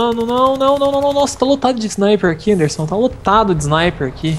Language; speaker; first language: Portuguese; native; Portuguese